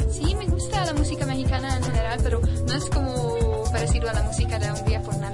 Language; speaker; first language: Spanish; non-native, fluent; Hungarian